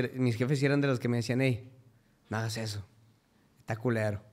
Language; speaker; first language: Spanish; native; Spanish